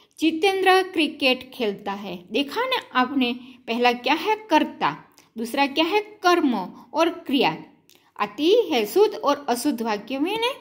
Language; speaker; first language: Hindi; non-native, local second language; Gujarati